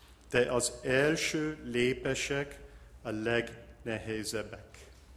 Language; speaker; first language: Hungarian; non-native, learner; English